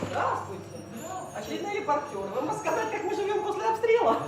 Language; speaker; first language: Russian; native; Russian